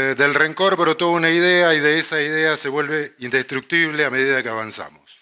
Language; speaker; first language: Spanish; native; Spanish